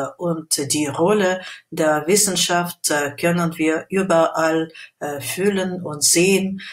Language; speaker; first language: German; non-native, fluent; Russian